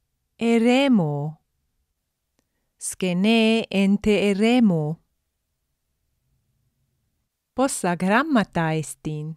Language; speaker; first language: Greek; non-native, fluent; English